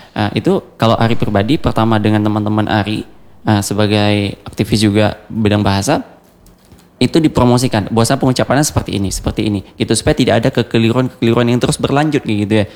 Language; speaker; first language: Indonesian; non-native, local second language; Achinese